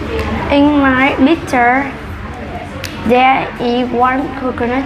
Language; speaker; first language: English; non-native, learner; Vietnamese